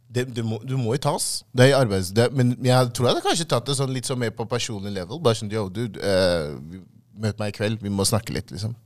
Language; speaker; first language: Norwegian; early bilingual, other home language; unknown